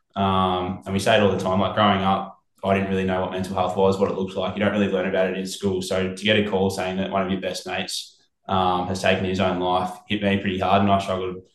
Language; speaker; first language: English; native; English